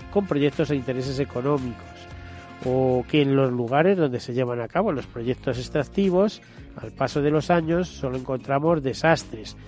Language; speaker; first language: Spanish; native; Spanish